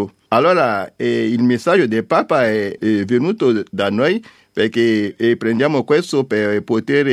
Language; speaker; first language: Italian; non-native, learner; French